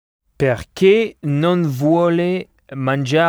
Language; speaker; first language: Italian; non-native, learner; French